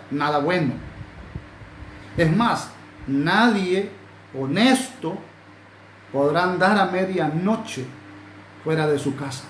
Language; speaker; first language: Spanish; native; Spanish